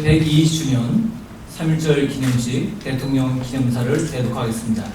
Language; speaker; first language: Korean; native; Korean